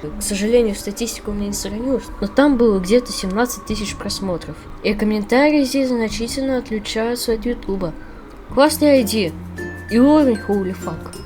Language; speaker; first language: Russian; native; Russian